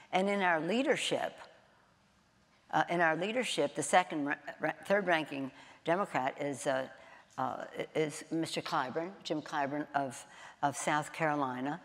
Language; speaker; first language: English; native; English